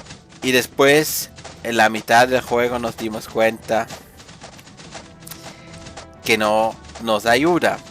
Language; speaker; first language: Spanish; non-native, fluent; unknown